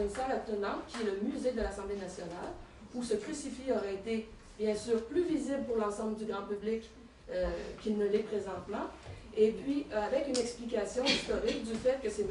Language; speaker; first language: French; native; French